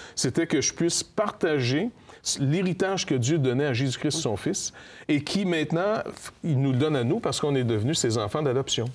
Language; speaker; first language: French; native; French